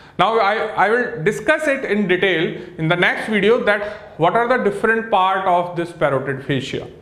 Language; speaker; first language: English; non-native, local second language; Hindi